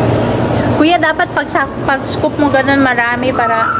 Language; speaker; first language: Filipino; non-native, local second language; Cebuano